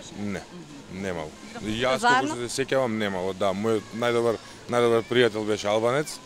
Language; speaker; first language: Macedonian; native; Macedonian